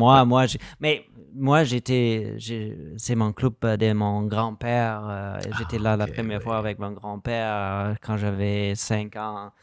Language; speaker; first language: French; non-native, learner; German